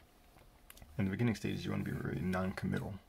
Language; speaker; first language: English; native; English